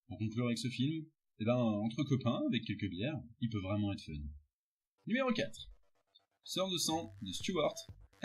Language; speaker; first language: French; native; French